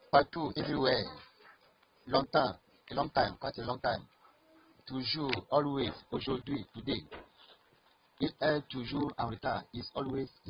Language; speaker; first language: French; non-native, learner; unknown